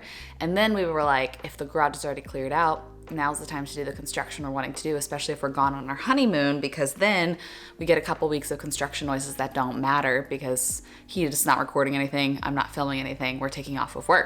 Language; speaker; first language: English; native; English